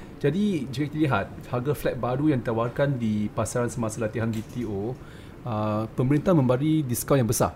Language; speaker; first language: Malay; native; Malay